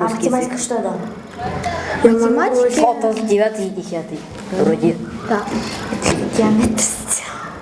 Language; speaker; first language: Russian; non-native, fluent; Mongolian